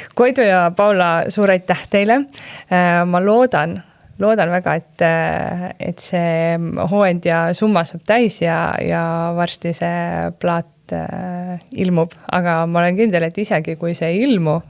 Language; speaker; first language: Estonian; native; Estonian